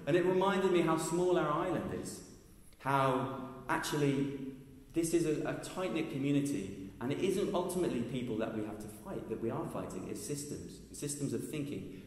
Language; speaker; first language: English; native; English